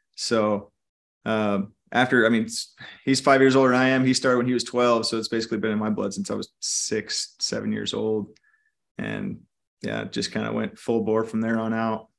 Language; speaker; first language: English; native; English